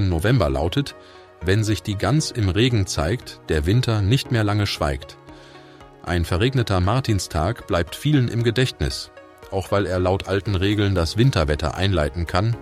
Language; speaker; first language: German; native; German